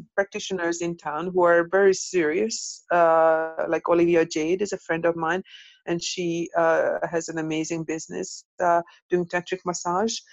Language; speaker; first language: English; non-native, fluent; Hungarian